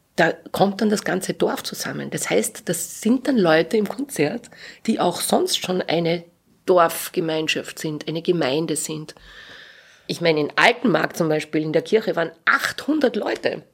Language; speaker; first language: German; native; German